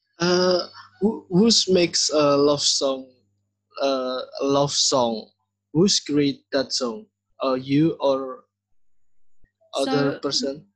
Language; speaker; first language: English; non-native, learner; Indonesian